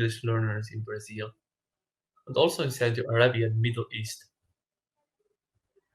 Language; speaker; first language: English; non-native, fluent; Arabic